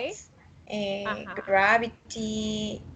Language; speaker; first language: English; non-native, learner; Spanish